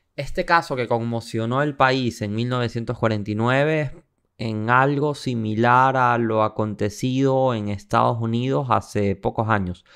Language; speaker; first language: Spanish; native; Spanish